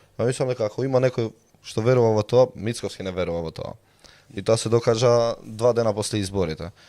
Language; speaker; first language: Macedonian; non-native, local second language; Albanian